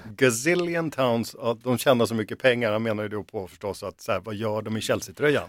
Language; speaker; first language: Swedish; native; Swedish